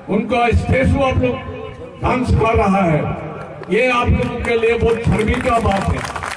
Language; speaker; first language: Hindi; non-native, local second language; Assamese